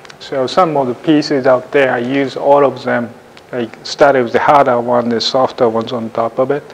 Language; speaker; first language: English; non-native, fluent; Japanese